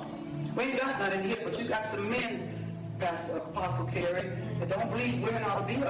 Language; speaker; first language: English; native; English